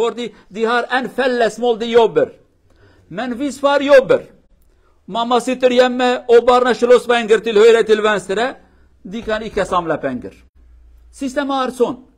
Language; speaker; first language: Swedish; non-native, learner; Kurdish